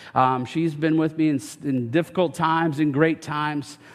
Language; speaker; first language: English; native; English